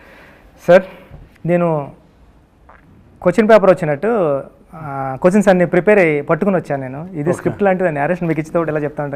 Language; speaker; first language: Telugu; native; Telugu